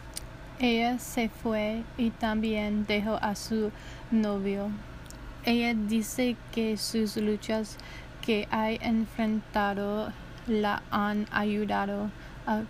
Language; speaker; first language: Spanish; non-native, learner; English